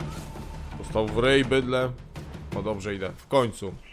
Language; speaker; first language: Polish; native; Polish